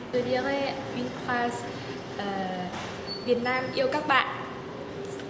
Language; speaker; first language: French; non-native, learner; Vietnamese